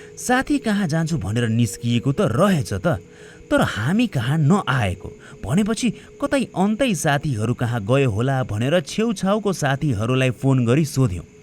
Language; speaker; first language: Nepali; native; Nepali